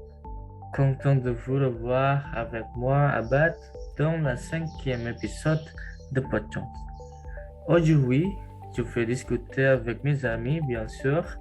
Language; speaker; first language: French; non-native, learner; Indonesian